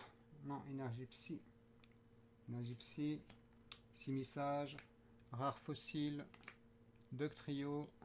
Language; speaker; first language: French; native; French